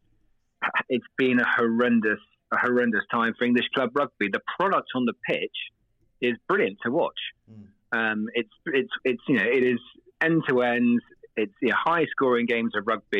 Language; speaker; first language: English; native; English